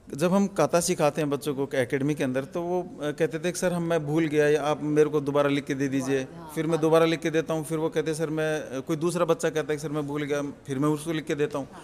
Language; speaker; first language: Hindi; native; Hindi